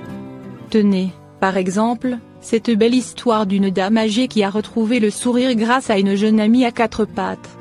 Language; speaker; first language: French; native; French